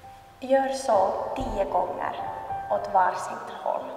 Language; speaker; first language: Swedish; non-native, local second language; Finnish